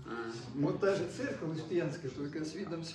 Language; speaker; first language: Russian; native; Russian